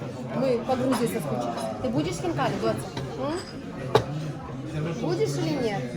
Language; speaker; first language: Russian; native; Russian